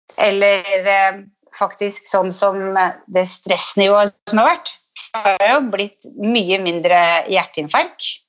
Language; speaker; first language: Norwegian; native; Norwegian